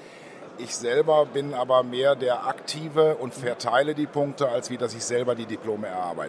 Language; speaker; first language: German; native; German